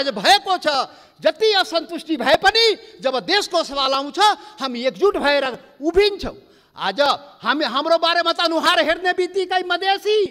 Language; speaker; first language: Nepali; non-native, local second language; Maithili